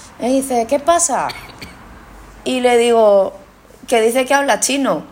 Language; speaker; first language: Spanish; early bilingual, other home language; Korean